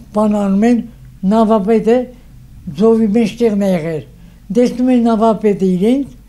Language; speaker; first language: Armenian; native; Armenian